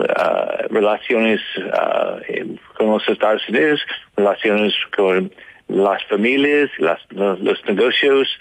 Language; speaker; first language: Spanish; non-native, learner; English